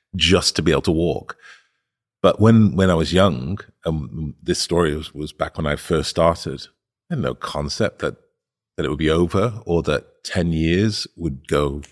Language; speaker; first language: English; native; English